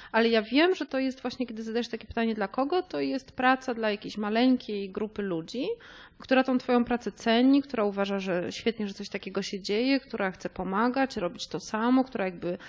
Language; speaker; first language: Polish; native; Polish